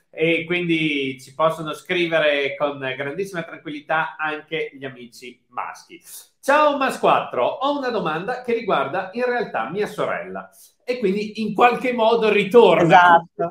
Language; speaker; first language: Italian; native; Italian